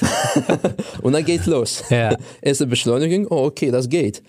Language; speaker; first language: German; non-native, fluent; Russian